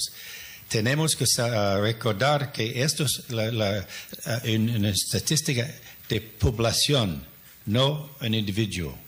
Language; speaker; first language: Spanish; non-native, fluent; English